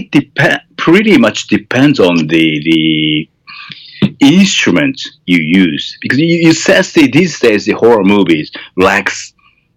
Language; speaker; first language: English; non-native, fluent; Japanese